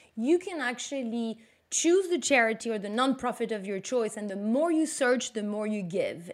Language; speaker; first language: English; non-native, fluent; French